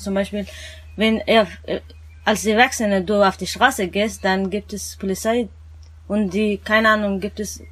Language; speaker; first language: German; non-native, learner; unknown